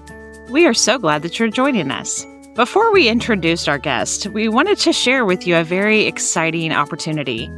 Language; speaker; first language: English; native; English